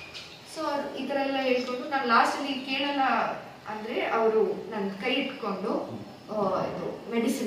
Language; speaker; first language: Kannada; non-native, local second language; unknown